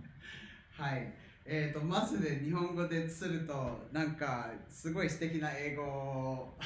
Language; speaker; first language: Japanese; non-native, fluent; English